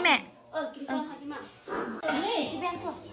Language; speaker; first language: Chinese; non-native, fluent; Lao